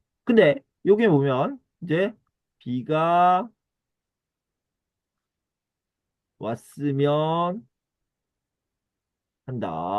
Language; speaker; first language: Korean; native; Korean